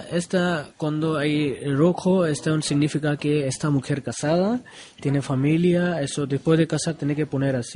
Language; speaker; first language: Spanish; non-native, learner; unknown